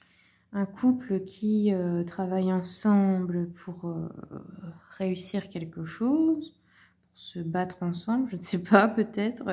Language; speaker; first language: French; native; French